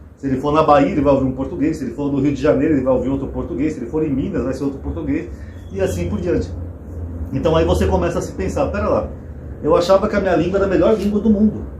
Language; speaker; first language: Portuguese; native; Portuguese